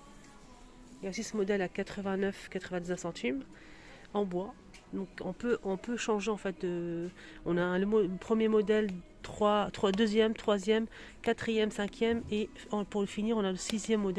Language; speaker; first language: French; native; French